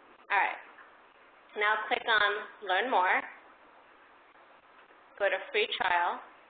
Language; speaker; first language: English; early bilingual, other home language; Spanish